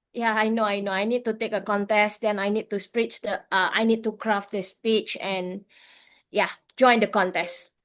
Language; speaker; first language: English; non-native, fluent; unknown